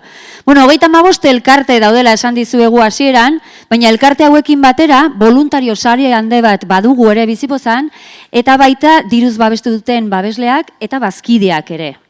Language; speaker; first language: Basque; native; Basque